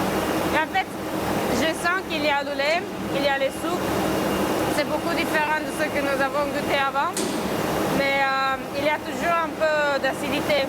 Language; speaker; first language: French; non-native, fluent; English